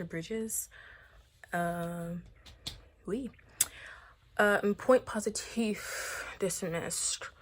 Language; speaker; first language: French; non-native, learner; English